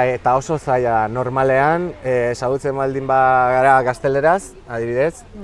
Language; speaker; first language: Basque; non-native, fluent; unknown